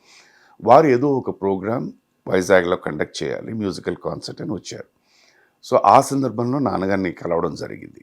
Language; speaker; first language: Telugu; native; Telugu